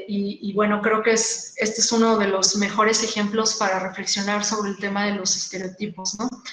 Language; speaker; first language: Spanish; native; Spanish